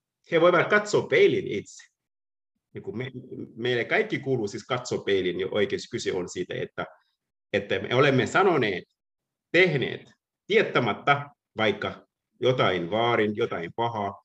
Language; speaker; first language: Finnish; non-native, fluent; Wolof